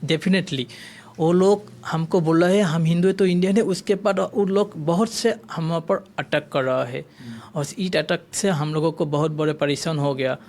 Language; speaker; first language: Hindi; non-native, learner; Bangla